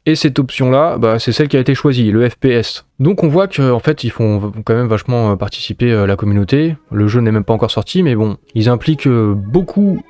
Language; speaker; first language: French; native; French